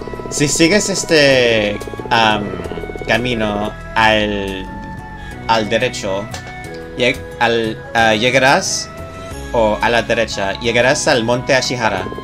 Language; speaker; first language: Spanish; non-native, learner; English